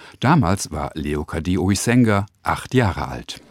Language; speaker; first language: German; native; German